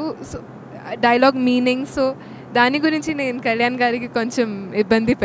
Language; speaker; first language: Telugu; non-native, local second language; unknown